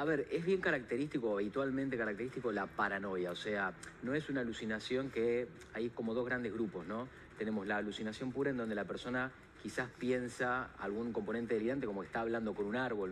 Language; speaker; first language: Spanish; native; Spanish